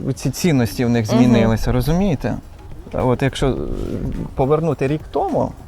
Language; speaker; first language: Ukrainian; native; Ukrainian